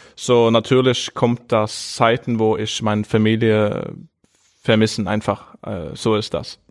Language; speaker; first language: German; non-native, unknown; Norwegian